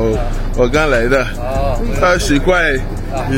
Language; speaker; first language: Chinese; non-native, fluent; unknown